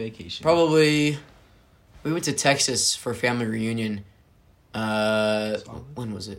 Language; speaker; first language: English; native; English